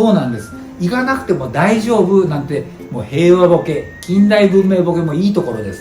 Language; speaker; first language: Japanese; native; Japanese